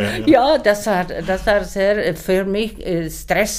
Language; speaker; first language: German; non-native, learner; Czech